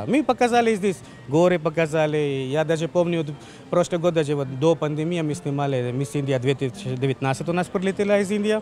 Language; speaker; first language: Russian; non-native, learner; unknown